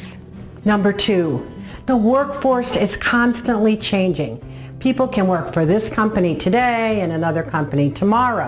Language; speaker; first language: English; native; English